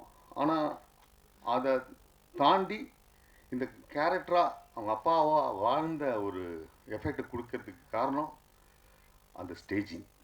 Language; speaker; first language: Tamil; native; Tamil